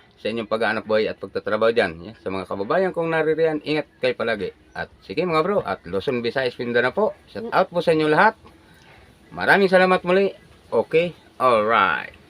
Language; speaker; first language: Filipino; native; Filipino